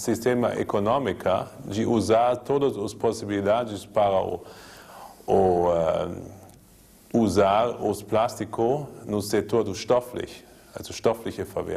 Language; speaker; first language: Portuguese; non-native, learner; German